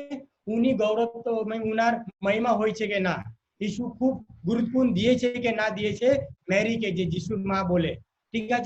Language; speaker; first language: Bangla; non-native, learner; Hindi